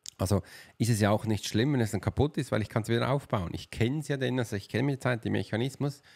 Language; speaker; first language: German; native; German